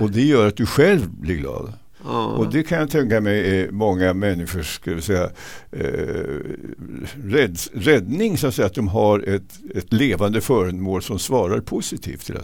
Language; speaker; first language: Swedish; native; Swedish